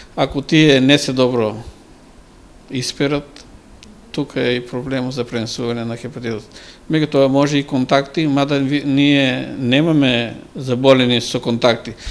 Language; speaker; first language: Macedonian; native; Macedonian